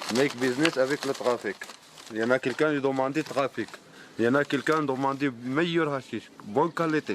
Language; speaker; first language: French; non-native, learner; Arabic